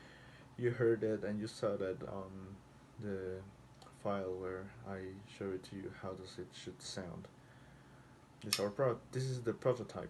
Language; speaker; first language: English; non-native, fluent; Spanish